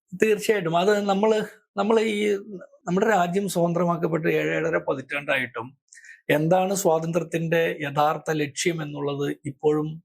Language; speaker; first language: Malayalam; native; Malayalam